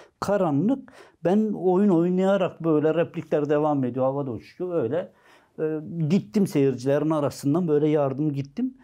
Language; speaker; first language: Turkish; non-native, local second language; Zaza